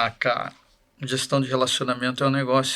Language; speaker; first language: Portuguese; native; Portuguese